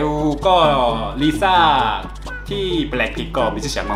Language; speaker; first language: Thai; non-native, fluent; Korean